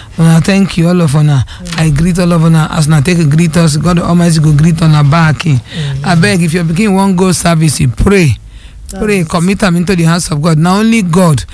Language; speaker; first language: Nigerian Pidgin; non-native, local second language; Yoruba